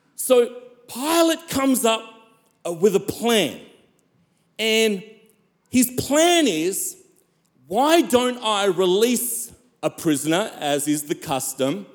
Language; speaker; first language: English; native; English